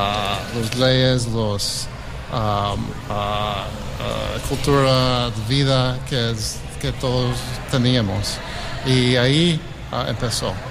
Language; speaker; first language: Spanish; early bilingual, heritage; English